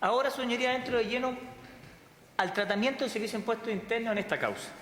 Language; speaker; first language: Spanish; native; Spanish